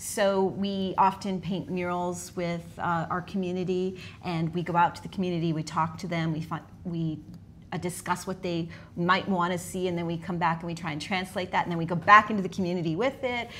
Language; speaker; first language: English; native; English